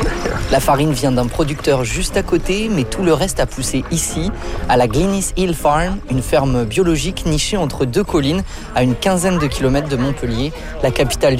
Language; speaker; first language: French; native; French